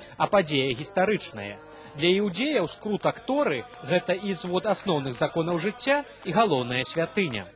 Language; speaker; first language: Belarusian; native; Belarusian